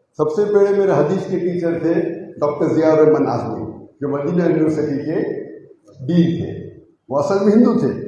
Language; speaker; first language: Urdu; non-native, local second language; Konkani